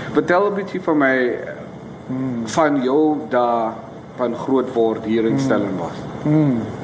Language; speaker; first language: Afrikaans; non-native, local second language; Xhosa